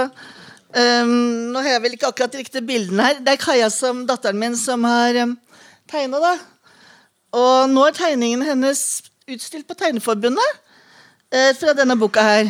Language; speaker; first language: Norwegian; native; Norwegian